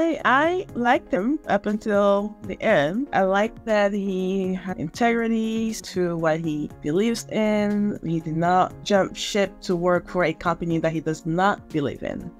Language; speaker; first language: English; native; English